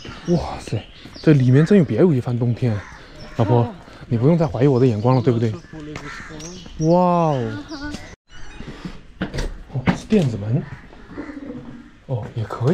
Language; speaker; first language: Chinese; native; Chinese